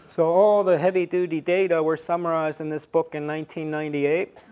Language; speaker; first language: English; non-native, fluent; Estonian